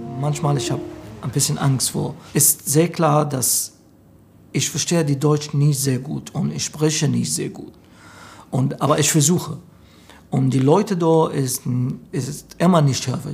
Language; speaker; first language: German; non-native, learner; Arabic